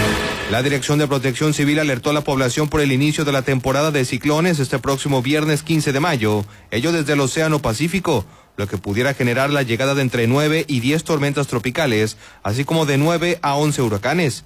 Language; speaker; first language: Spanish; native; Spanish